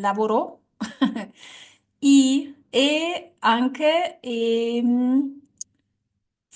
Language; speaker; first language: Italian; non-native, learner; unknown